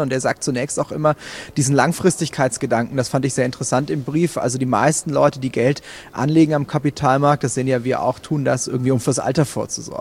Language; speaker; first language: German; native; German